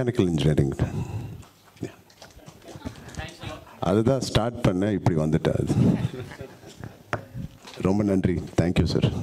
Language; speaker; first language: Tamil; non-native, local second language; Telugu